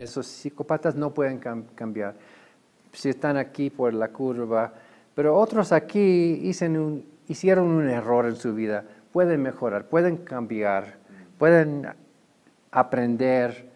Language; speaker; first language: Spanish; non-native, fluent; English